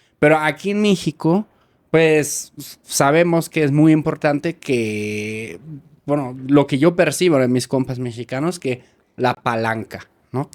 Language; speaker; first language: Spanish; non-native, fluent; German